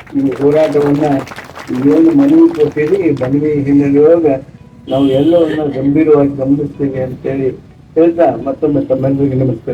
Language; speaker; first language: Kannada; native; Kannada